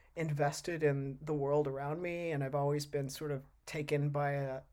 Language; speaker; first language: English; native; English